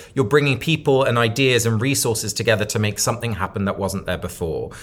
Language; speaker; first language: English; native; English